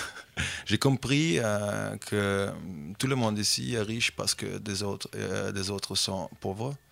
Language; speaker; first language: French; non-native, fluent; Bosnian